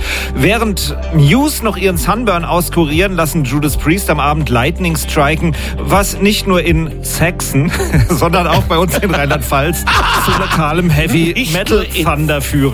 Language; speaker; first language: German; native; German